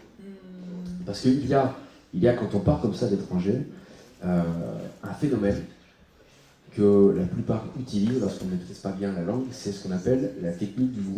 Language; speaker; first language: French; native; French